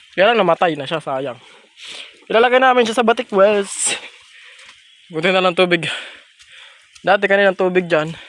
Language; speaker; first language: Filipino; non-native, local second language; Masbatenyo